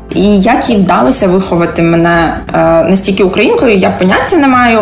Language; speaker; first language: Ukrainian; early bilingual, heritage; Ukrainian